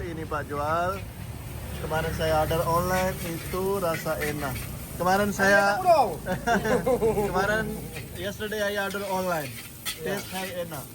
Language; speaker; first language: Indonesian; non-native, learner; Urdu